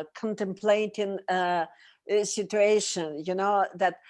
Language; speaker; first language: English; non-native, learner; Russian